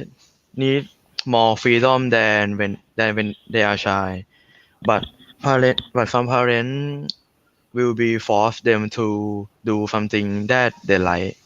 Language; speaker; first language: English; non-native, learner; Thai